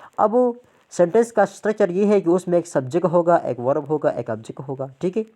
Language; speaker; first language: Urdu; non-native, local second language; Pashto